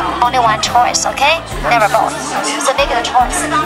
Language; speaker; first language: English; non-native, fluent; Chinese